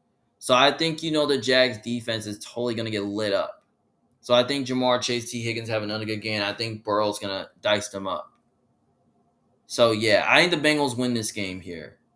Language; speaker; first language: English; native; English